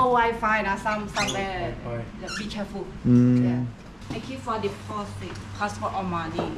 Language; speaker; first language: English; non-native, learner; Thai